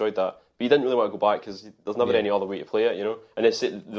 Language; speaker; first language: English; native; English